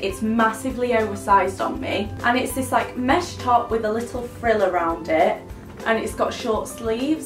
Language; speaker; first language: English; native; English